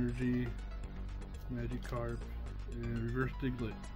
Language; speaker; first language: English; native; English